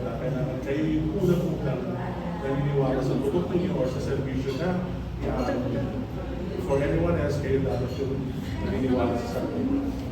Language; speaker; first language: Filipino; native; Filipino